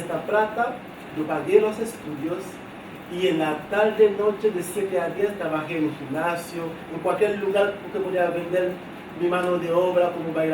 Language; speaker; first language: Spanish; non-native, fluent; Haitian Creole